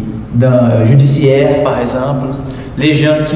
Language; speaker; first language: French; non-native, fluent; Portuguese